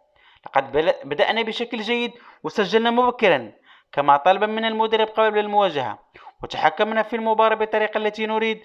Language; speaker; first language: Arabic; native; Arabic